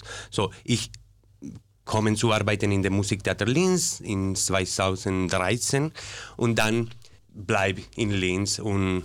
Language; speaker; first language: German; non-native, learner; Spanish